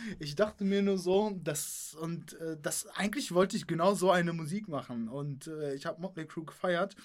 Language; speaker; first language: German; early bilingual, other home language; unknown